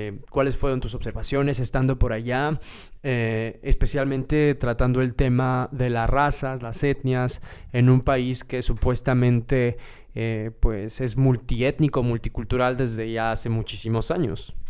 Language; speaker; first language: Spanish; native; Spanish